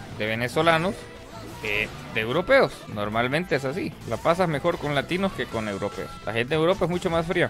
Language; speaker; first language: Spanish; native; Spanish